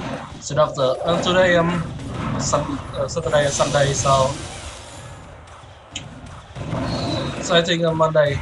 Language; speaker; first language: English; non-native, learner; Vietnamese